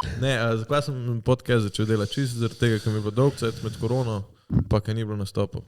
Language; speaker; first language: Slovenian; early bilingual, other home language; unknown